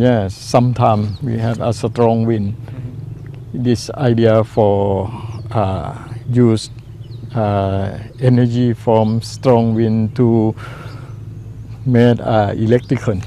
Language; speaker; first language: English; non-native, learner; Thai